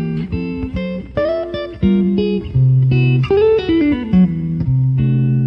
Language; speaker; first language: English; native; English